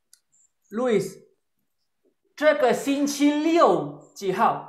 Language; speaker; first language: Chinese; non-native, fluent; Spanish